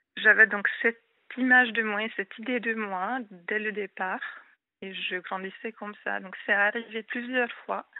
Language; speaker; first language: French; non-native, fluent; Hungarian